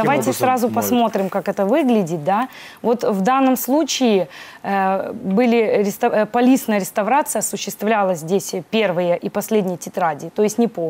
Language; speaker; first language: Russian; native; Russian